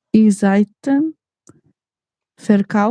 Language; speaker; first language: German; non-native, learner; Macedonian